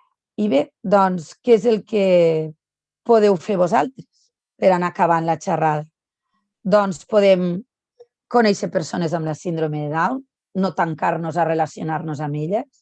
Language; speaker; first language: Catalan; native; Catalan